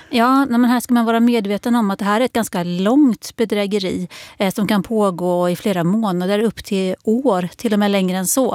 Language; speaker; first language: Swedish; native; Swedish